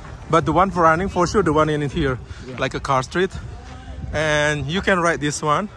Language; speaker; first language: English; non-native, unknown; Indonesian